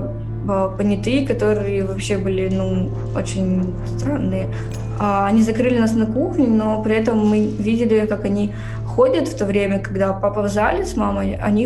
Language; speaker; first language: Russian; native; Russian